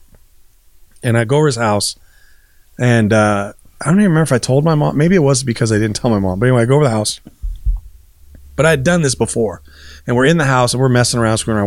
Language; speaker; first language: English; native; English